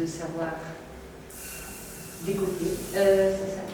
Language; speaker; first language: French; non-native, local second language; Dutch